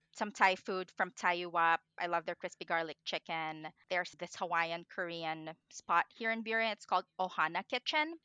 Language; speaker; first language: English; non-native, local second language; Filipino